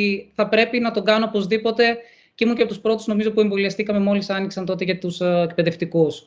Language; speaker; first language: Greek; native; Greek